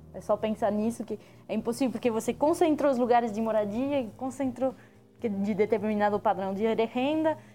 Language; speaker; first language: Portuguese; non-native, fluent; French